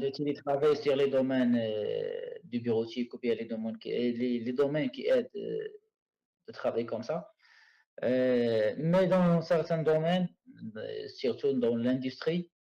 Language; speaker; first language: French; non-native, learner; Arabic